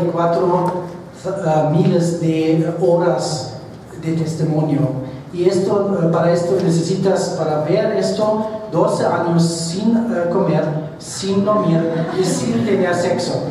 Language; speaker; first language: Spanish; non-native, fluent; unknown